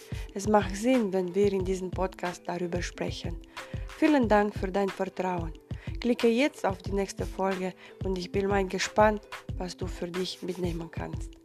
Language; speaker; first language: German; non-native, fluent; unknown